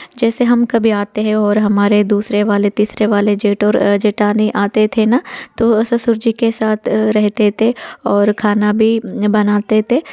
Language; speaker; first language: Hindi; non-native, local second language; Telugu